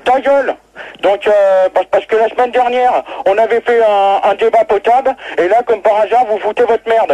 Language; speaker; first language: French; native; French